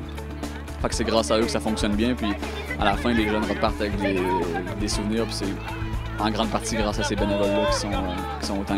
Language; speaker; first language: French; native; French